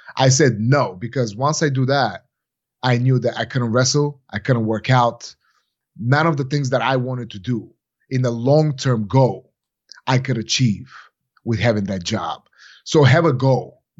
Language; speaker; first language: English; non-native, fluent; Bulgarian